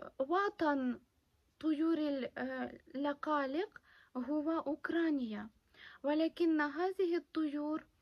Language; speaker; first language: Arabic; non-native, fluent; Ukrainian